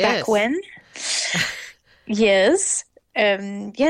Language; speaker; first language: English; native; English